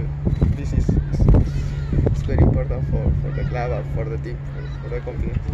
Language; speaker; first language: English; non-native, learner; Spanish